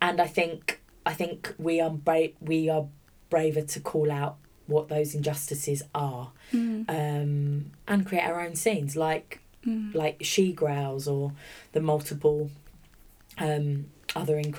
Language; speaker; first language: English; native; English